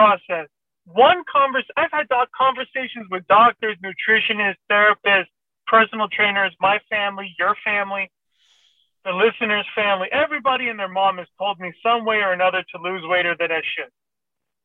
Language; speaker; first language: English; non-native, fluent; Persian